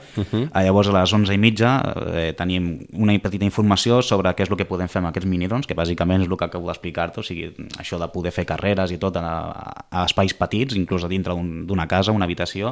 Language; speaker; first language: Catalan; native; Catalan